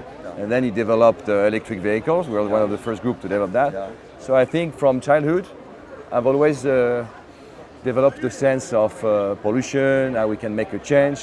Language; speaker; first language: English; non-native, fluent; French